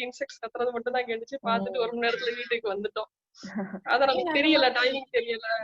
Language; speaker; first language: Tamil; native; Tamil